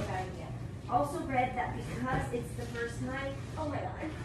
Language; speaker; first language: English; native; English